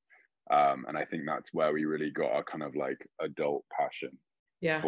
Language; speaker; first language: English; native; English